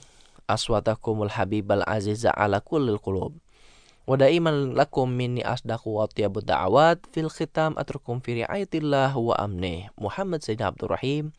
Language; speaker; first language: Arabic; non-native, fluent; Indonesian